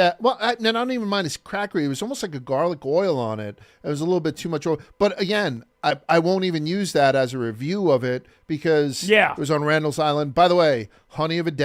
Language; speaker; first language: English; native; English